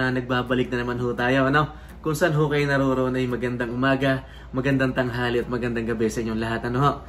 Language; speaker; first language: Filipino; native; Filipino